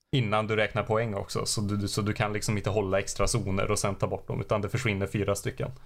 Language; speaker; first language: Swedish; native; Swedish